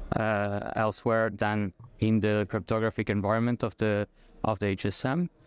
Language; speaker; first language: English; non-native, fluent; French